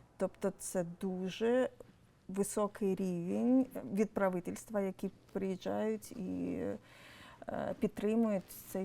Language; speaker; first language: Ukrainian; non-native, local second language; Russian